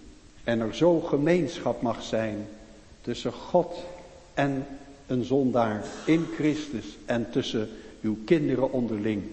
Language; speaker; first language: Dutch; native; Dutch